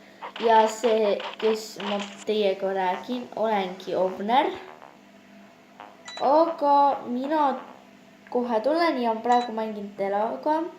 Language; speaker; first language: Estonian; non-native, local second language; Russian